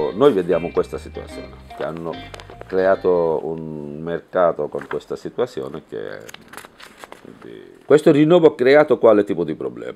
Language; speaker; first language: Italian; non-native, learner; Bangla